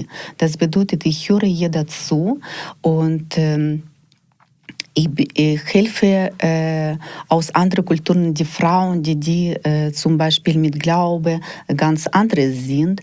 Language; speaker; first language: German; non-native, learner; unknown